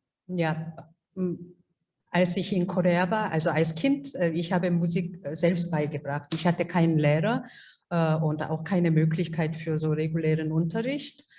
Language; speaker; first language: German; non-native, fluent; Korean